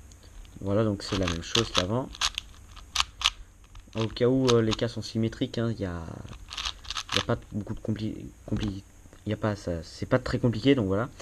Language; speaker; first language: French; native; French